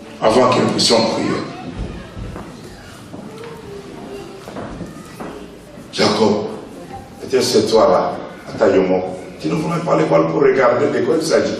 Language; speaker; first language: French; non-native, local second language; Lingala